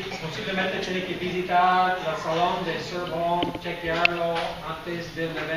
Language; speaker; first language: Spanish; non-native, fluent; English